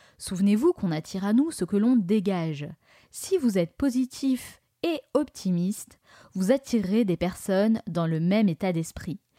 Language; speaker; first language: French; native; French